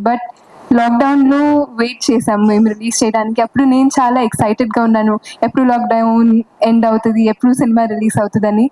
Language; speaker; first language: Telugu; non-native, fluent; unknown